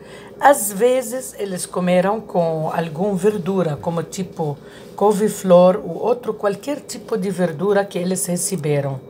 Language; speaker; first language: Portuguese; non-native, learner; Arabic